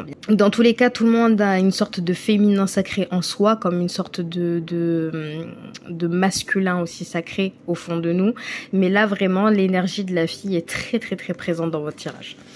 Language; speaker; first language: French; native; French